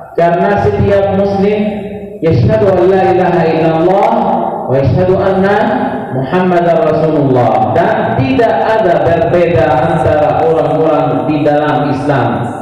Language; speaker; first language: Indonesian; non-native, learner; Arabic